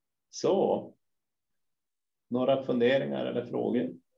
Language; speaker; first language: Swedish; native; Swedish